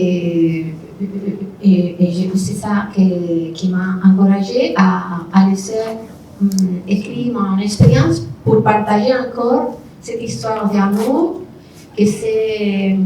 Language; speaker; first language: French; non-native, fluent; Spanish